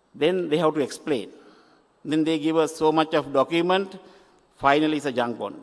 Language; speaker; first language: English; non-native, local second language; Sinhala